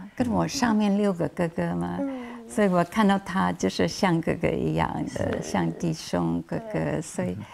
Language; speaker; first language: Chinese; non-native, fluent; English